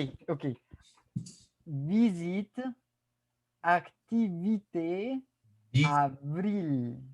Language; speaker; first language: French; non-native, fluent; Spanish